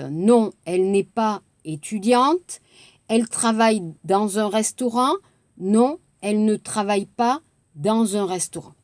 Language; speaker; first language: French; native; French